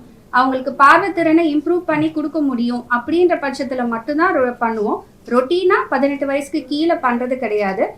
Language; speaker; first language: Tamil; native; Tamil